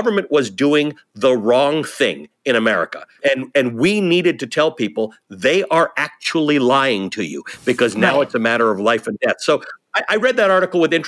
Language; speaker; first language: English; native; English